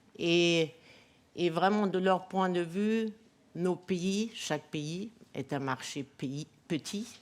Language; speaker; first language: French; non-native, fluent; German